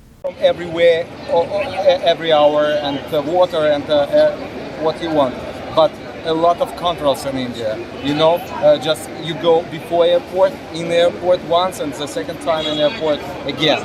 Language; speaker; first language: English; non-native, learner; Russian